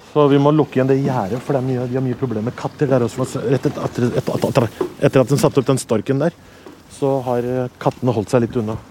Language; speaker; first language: Norwegian; native; Norwegian